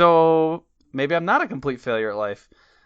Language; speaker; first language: English; native; English